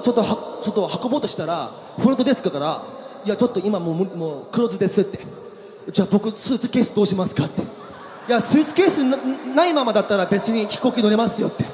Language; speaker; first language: Japanese; native; Japanese